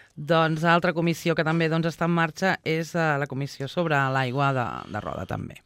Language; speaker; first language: Catalan; native; Catalan